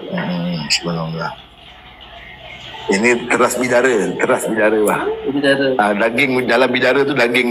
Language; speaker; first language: Malay; native; Malay